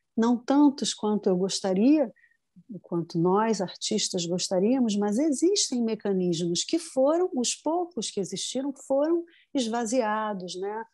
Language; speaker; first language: Portuguese; native; Portuguese